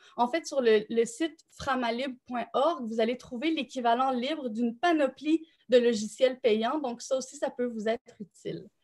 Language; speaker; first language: French; native; French